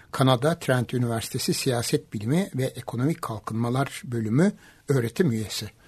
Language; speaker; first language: Turkish; native; Turkish